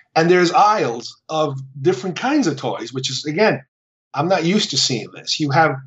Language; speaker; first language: English; early bilingual, other home language; Spanish